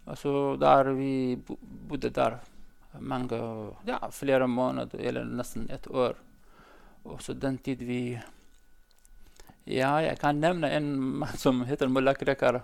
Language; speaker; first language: Norwegian; non-native, learner; Central Kurdish